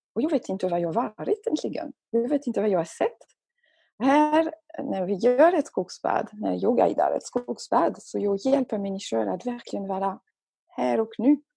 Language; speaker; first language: Swedish; non-native, fluent; French